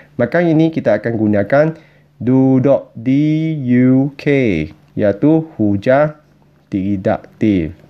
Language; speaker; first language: Malay; non-native, local second language; Chinese